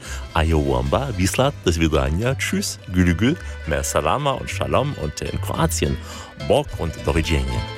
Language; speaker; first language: German; native; German